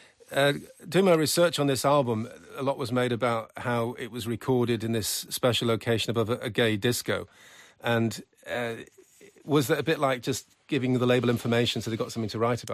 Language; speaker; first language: English; native; English